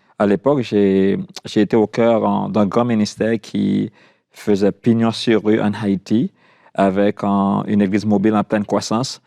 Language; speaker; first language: French; non-native, local second language; Haitian Creole